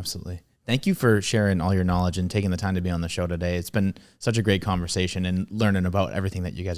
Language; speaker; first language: English; native; English